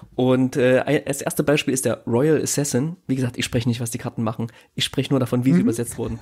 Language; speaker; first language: German; native; German